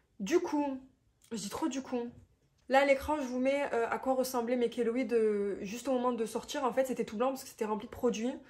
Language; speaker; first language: French; native; French